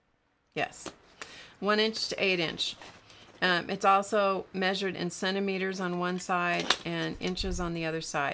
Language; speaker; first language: English; native; English